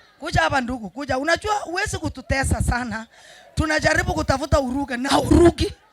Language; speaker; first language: Swahili; non-native, local second language; Kalenjin